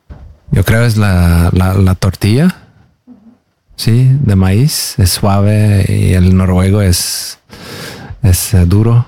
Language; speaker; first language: Spanish; non-native, learner; Norwegian